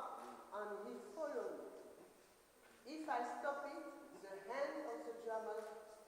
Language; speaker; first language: English; non-native, learner; French